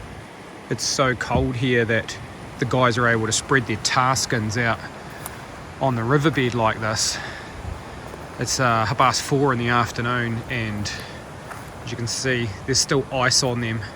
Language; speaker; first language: English; native; English